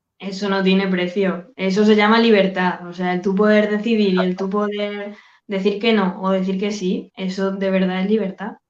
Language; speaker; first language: Spanish; native; Spanish